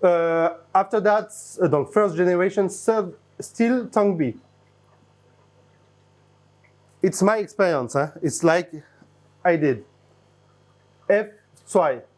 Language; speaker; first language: English; non-native, fluent; French